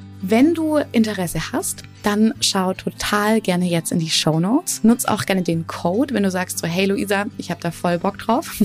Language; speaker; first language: German; native; German